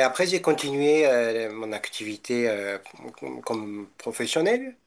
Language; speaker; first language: French; non-native, fluent; Japanese